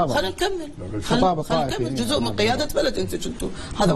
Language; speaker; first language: Arabic; native; Arabic